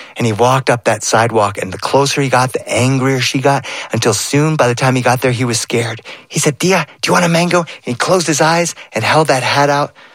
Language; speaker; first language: English; early bilingual, other home language; Spanish